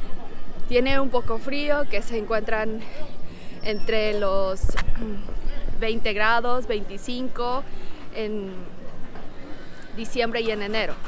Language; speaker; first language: Spanish; non-native, local second language; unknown